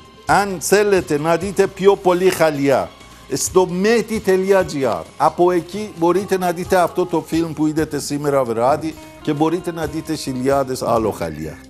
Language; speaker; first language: Greek; non-native, fluent; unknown